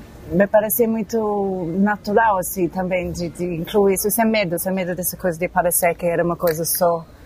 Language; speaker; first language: Portuguese; non-native, fluent; English